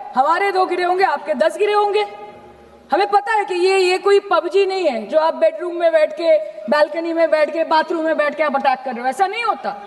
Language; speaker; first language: Hindi; non-native, local second language; Bangla